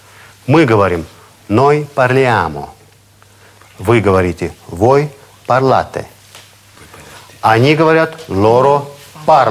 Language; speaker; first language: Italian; non-native, fluent; Russian